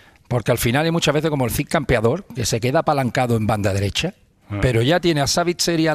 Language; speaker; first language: Spanish; native; Spanish